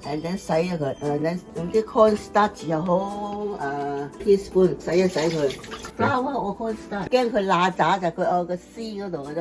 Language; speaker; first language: Cantonese; native; Cantonese